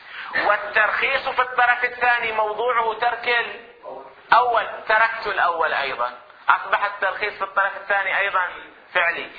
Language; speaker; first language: Arabic; native; Arabic